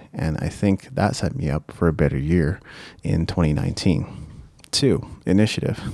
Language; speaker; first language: English; early bilingual, other home language; Japanese